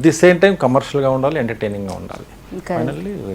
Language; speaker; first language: Telugu; native; Telugu